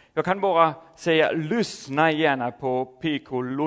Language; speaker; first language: Swedish; non-native, fluent; German